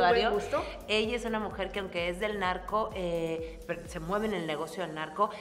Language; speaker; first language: Spanish; native; Spanish